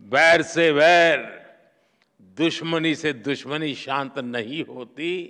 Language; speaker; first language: Hindi; non-native, local second language; Gujarati